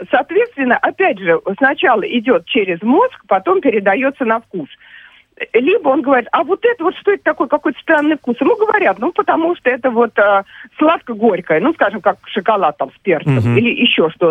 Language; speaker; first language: Russian; native; Russian